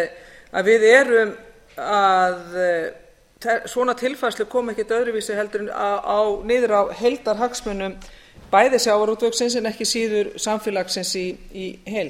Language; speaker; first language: Icelandic; native; Icelandic